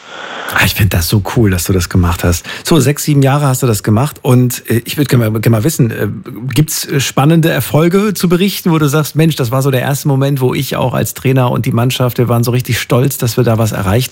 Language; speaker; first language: German; native; German